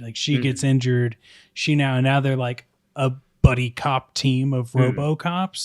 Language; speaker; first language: English; native; English